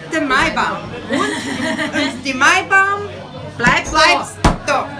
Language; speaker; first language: German; non-native, learner; English